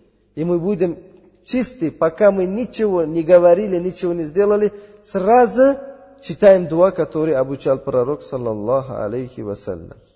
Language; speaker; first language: Russian; non-native, learner; Uzbek